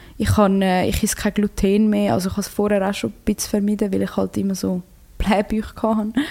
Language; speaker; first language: German; early bilingual, other home language; Croatian